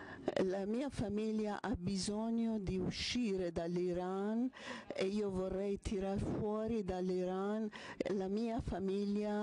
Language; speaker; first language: Italian; non-native, fluent; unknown